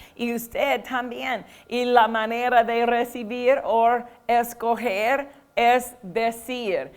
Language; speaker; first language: Spanish; non-native, fluent; English